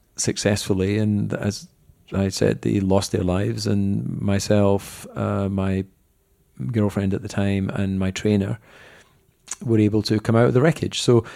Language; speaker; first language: English; native; English